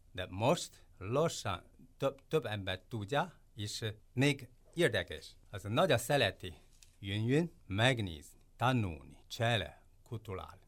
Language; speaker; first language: Hungarian; non-native, learner; Chinese